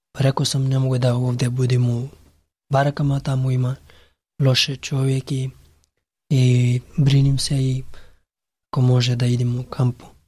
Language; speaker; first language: Serbian; non-native, learner; Pashto